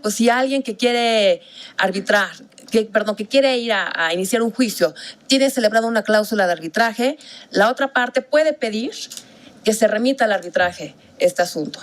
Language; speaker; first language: Spanish; native; Spanish